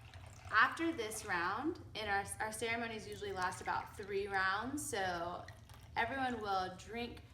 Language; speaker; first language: English; early bilingual, other home language; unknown